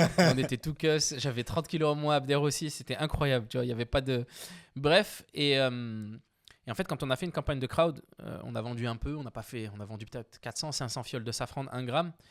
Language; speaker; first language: French; early bilingual, other home language; Arabic